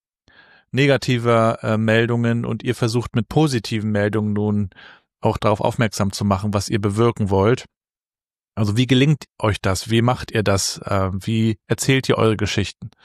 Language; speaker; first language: German; native; German